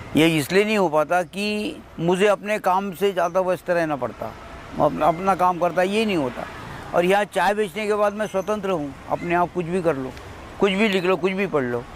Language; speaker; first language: Hindi; non-native, local second language; Marathi